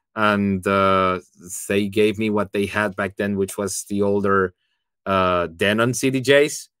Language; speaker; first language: English; non-native, fluent; Spanish